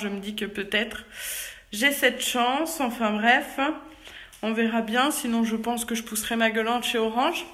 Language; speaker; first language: French; native; French